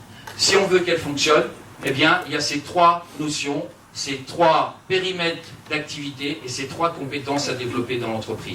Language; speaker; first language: French; native; French